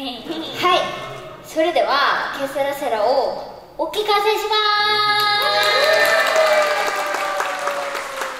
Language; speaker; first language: Japanese; non-native, learner; Korean